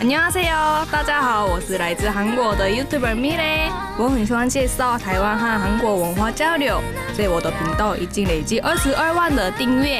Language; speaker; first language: Chinese; non-native, fluent; Korean